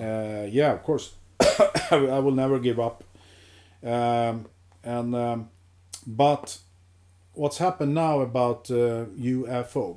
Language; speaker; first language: English; non-native, fluent; Swedish